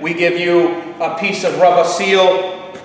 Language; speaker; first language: English; native; English